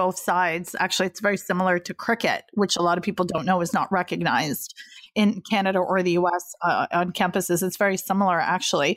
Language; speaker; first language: English; native; English